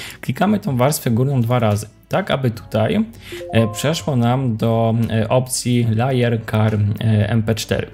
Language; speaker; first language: Polish; native; Polish